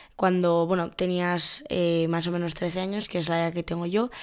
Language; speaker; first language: Spanish; native; Spanish